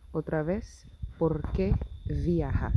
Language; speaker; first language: Spanish; non-native, fluent; English